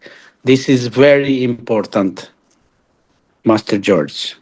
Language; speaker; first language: English; non-native, learner; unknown